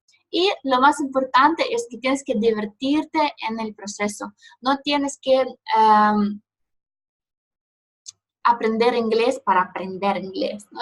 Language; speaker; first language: Spanish; non-native, fluent; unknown